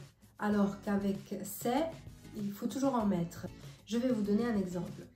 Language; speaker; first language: French; non-native, fluent; Italian